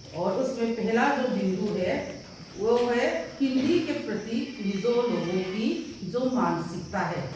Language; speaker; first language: Hindi; non-native, local second language; Mizo